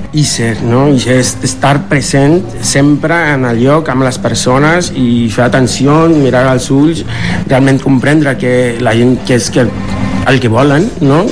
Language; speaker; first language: Catalan; non-native, fluent; Spanish